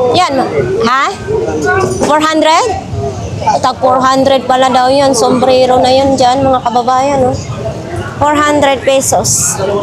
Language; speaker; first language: Filipino; non-native, local second language; Cebuano